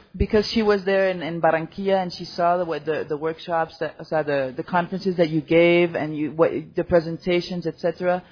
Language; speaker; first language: English; non-native, fluent; Spanish